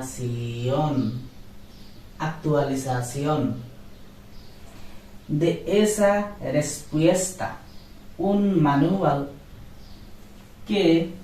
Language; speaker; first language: Spanish; non-native, learner; Bangla